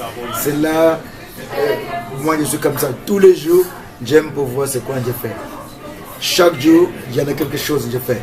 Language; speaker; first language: French; non-native, learner; English